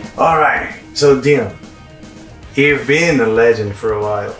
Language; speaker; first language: English; non-native, fluent; Portuguese